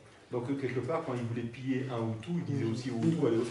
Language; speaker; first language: French; native; French